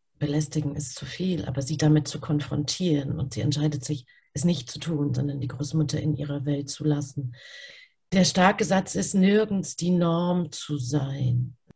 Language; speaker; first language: German; native; German